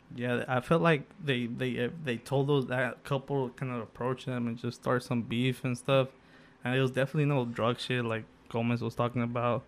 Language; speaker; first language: English; early bilingual, other home language; Spanish